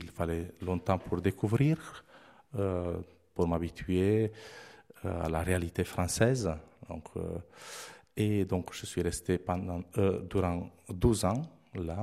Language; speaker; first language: French; non-native, fluent; Romanian